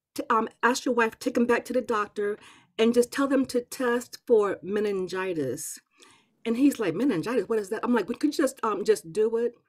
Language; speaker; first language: English; native; English